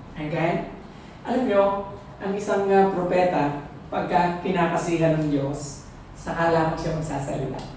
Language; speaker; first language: Filipino; native; Filipino